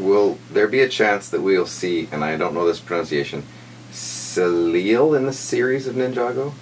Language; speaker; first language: English; native; English